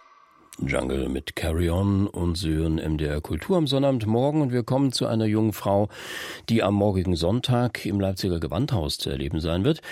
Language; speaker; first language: German; native; German